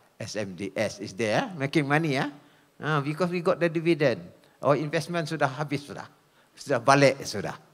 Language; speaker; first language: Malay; native; Malay